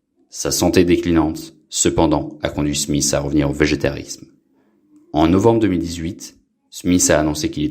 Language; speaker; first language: French; non-native, local second language; Haitian Creole